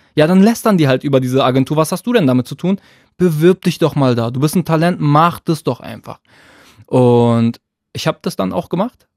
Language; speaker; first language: German; early bilingual, other home language; Arabic